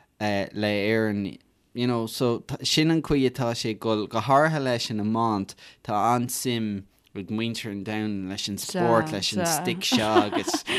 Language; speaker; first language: Irish; native; Irish